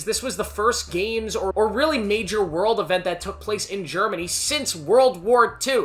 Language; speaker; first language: English; native; English